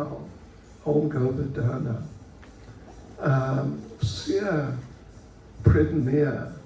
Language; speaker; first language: Russian; non-native, learner; English